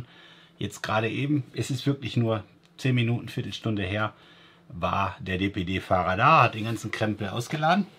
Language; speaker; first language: German; native; German